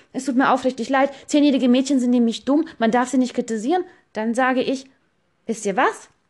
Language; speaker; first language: German; non-native, fluent; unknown